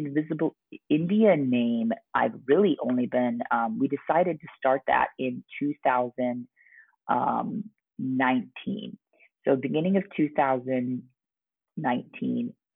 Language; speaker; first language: English; native; English